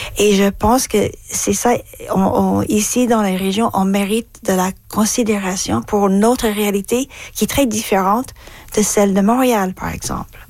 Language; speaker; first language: French; non-native, fluent; English